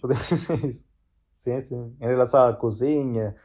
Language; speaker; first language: Portuguese; non-native, fluent; Italian